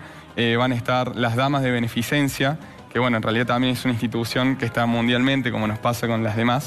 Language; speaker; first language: Spanish; native; Spanish